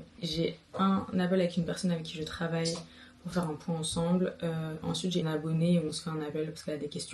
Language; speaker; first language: French; native; French